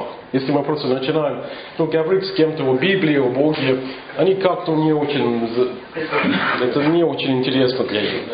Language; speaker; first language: Russian; non-native, fluent; English